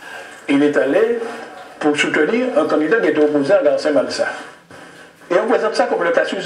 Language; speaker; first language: French; native; French